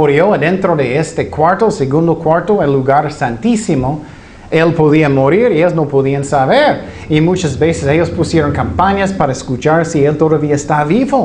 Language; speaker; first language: Spanish; non-native, fluent; English